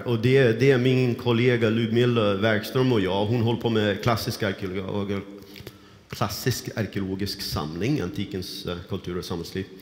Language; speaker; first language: Swedish; non-native, fluent; English